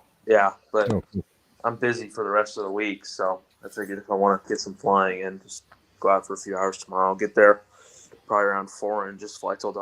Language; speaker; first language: English; native; English